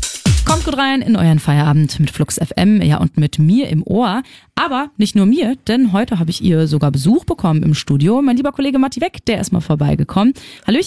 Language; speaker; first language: German; native; German